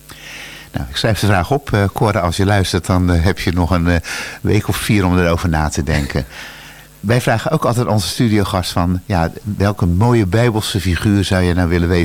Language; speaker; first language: Dutch; native; Dutch